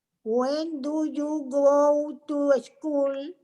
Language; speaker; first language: English; non-native, learner; Spanish